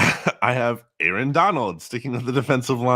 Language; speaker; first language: English; native; English